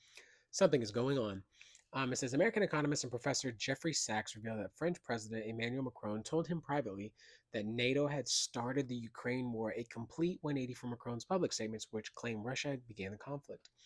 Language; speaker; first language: English; native; English